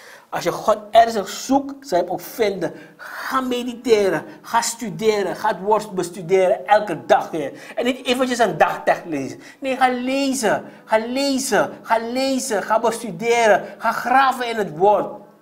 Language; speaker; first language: Dutch; non-native, local second language; Sranan Tongo